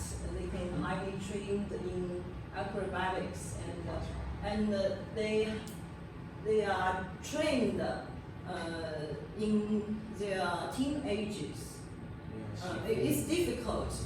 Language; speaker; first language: English; non-native, learner; Chinese